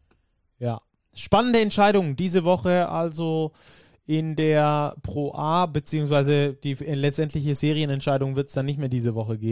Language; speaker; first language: German; native; German